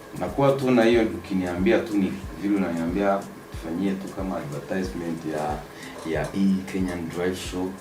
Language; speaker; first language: Swahili; non-native, local second language; Kinyarwanda